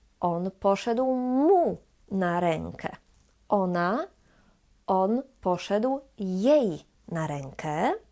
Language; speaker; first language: Polish; native; Polish